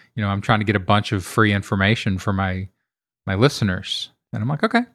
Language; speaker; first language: English; native; English